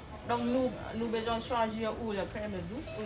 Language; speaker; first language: French; non-native, learner; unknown